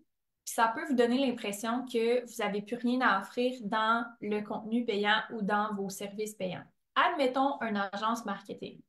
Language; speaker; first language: French; native; French